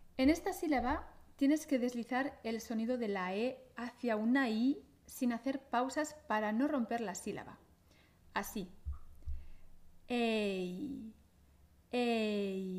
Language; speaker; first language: Spanish; native; Spanish